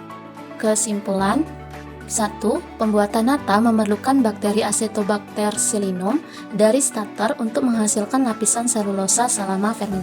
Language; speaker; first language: Indonesian; native; Indonesian